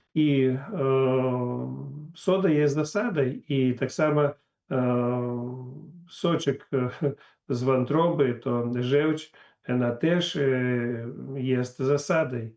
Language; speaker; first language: Polish; non-native, learner; Russian